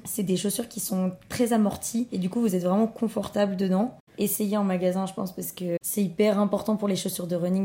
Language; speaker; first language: French; native; French